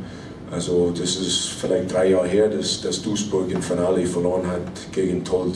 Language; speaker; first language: German; non-native, fluent; English